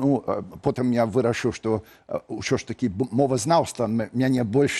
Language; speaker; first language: Belarusian; non-native, fluent; English